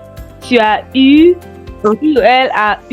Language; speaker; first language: French; non-native, learner; English